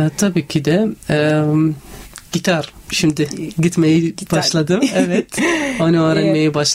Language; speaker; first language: Turkish; non-native, learner; Arabic